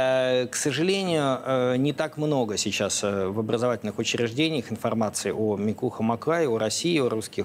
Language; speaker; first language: Russian; native; Russian